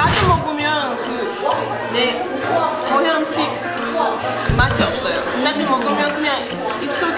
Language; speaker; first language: Korean; non-native, learner; Portuguese